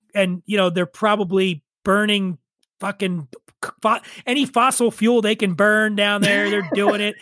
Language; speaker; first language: English; native; English